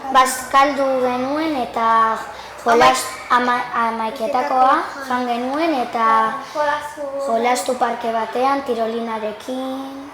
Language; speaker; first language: Basque; non-native, local second language; Spanish